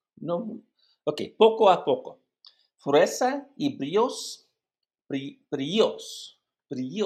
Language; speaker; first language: Spanish; non-native, learner; English